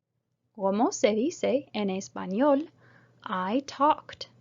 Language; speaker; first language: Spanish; non-native, fluent; English